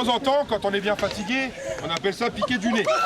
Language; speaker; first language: French; native; French